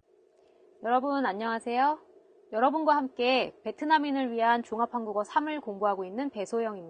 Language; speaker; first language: Korean; native; Korean